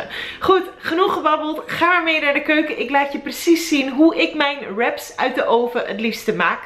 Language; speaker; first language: Dutch; native; Dutch